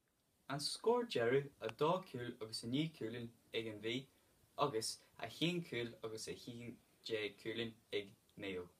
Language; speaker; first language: Irish; non-native, local second language; English